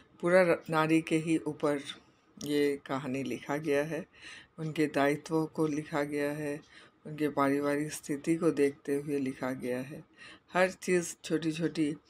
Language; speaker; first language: Hindi; non-native, local second language; Bangla